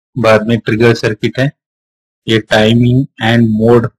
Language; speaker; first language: Hindi; non-native, local second language; Marathi